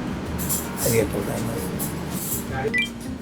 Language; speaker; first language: Japanese; native; Japanese